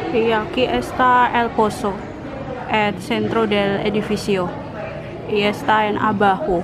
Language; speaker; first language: Spanish; non-native, learner; Indonesian